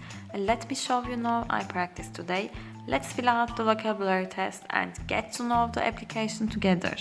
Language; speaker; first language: English; non-native, learner; Turkish